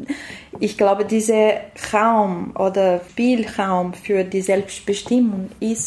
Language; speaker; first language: German; non-native, learner; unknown